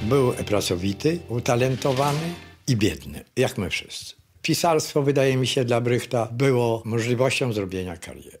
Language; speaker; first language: Polish; native; Polish